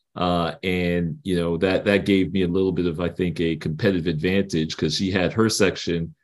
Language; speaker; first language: English; native; English